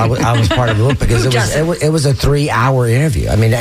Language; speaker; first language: English; native; English